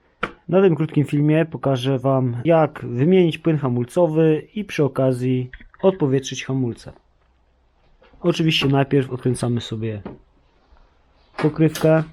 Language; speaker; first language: Polish; native; Polish